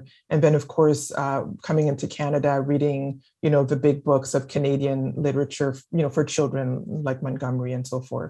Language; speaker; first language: English; non-native, fluent; French